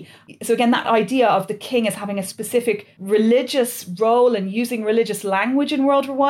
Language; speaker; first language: English; native; English